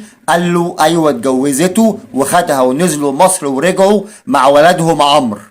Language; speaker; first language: Arabic; native; Arabic